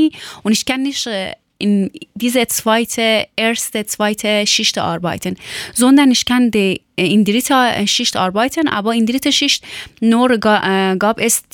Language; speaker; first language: German; non-native, fluent; Persian